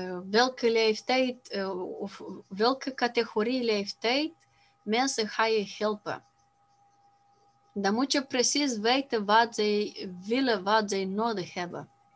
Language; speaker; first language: Dutch; non-native, fluent; Romanian